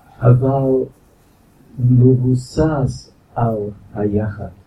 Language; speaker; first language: Hebrew; non-native, fluent; English